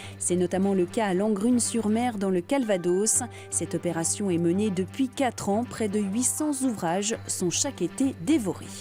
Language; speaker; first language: French; native; French